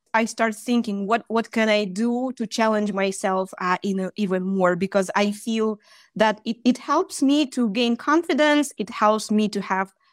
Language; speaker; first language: English; non-native, fluent; Russian